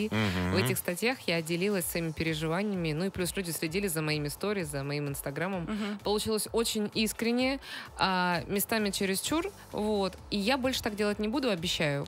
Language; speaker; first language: Russian; native; Russian